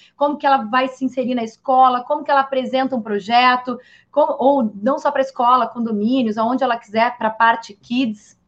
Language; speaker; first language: Portuguese; native; Portuguese